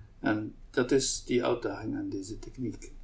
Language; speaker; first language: Dutch; non-native, local second language; Arabic